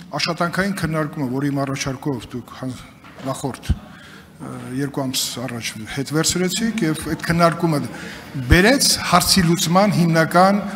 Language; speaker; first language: Armenian; native; Armenian